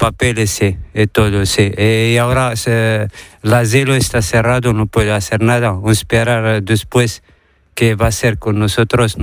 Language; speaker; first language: Spanish; non-native, learner; Arabic